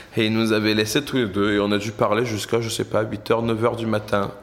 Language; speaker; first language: French; native; French